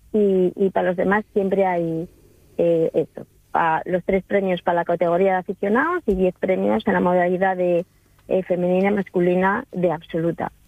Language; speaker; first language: Spanish; native; Spanish